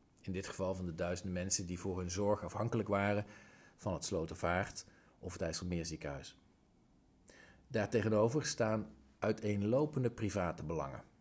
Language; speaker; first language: Dutch; native; Dutch